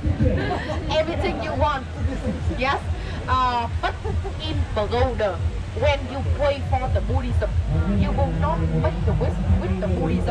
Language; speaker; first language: English; non-native, learner; Vietnamese